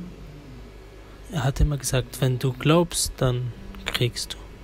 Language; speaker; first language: German; non-native, fluent; Arabic